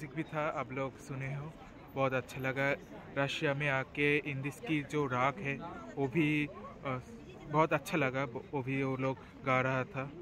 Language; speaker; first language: Hindi; non-native, local second language; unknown